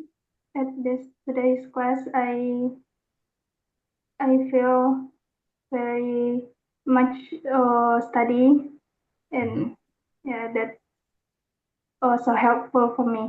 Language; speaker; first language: English; non-native, learner; Indonesian